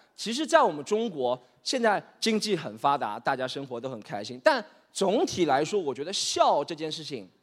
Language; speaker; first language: Chinese; native; Chinese